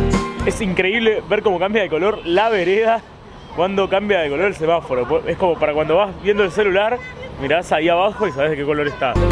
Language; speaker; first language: Spanish; native; Spanish